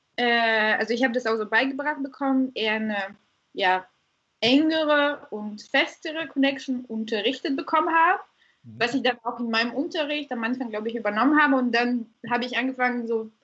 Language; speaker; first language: German; non-native, fluent; Bulgarian